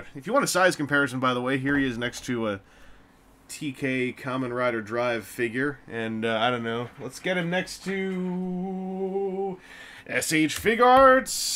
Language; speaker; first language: English; native; English